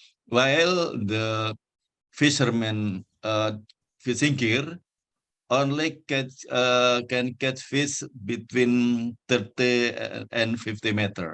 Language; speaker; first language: English; non-native, fluent; Indonesian